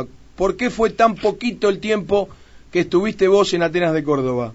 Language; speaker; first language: Spanish; native; Spanish